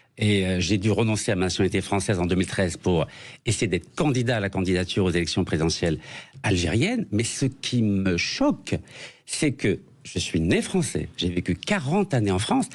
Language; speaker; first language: French; native; French